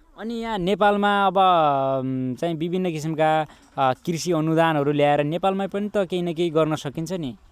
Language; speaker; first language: Nepali; native; Nepali